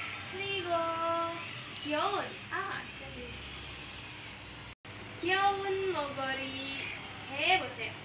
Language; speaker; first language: Korean; non-native, learner; Indonesian